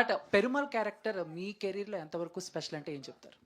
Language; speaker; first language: Telugu; native; Telugu